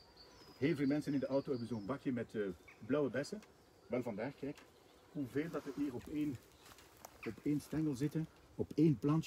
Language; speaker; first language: Dutch; native; Dutch